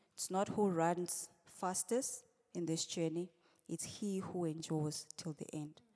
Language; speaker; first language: English; non-native, local second language; Swati